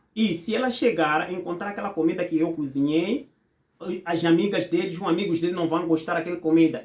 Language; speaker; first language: Portuguese; non-native, fluent; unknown